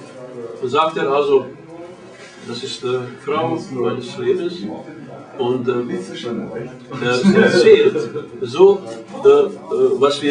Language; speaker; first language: German; non-native, learner; Croatian